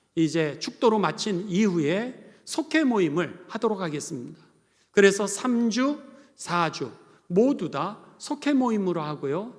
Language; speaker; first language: Korean; native; Korean